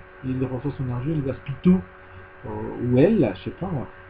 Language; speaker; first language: French; non-native, learner; Spanish